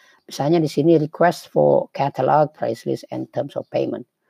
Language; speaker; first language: English; non-native, fluent; Indonesian